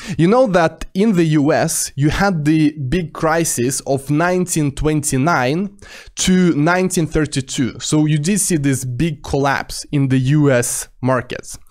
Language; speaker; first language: English; non-native, fluent; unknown